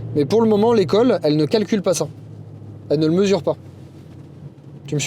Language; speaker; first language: French; native; French